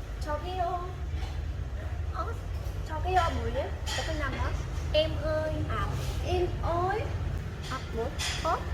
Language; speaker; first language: Korean; non-native, learner; Vietnamese